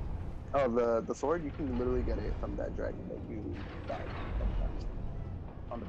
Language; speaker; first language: English; native; English